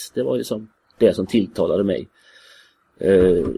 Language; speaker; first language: Swedish; native; Swedish